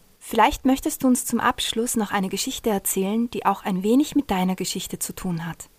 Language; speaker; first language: German; native; German